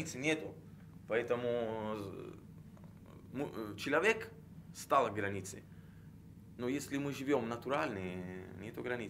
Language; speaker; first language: Russian; non-native, learner; Italian